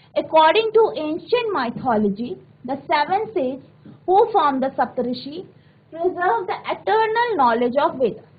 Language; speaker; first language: English; non-native, local second language; Hindi